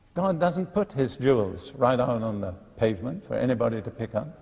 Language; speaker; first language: English; native; English